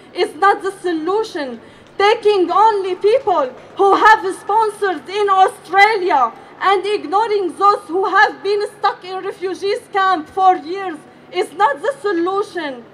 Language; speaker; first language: English; non-native, fluent; Arabic